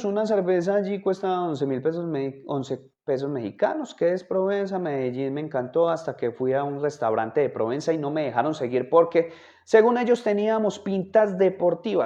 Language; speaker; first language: Spanish; native; Spanish